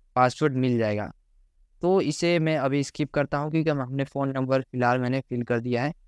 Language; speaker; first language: Hindi; native; Hindi